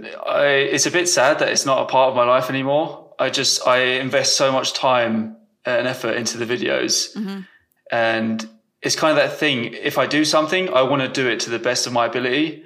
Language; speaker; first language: English; native; English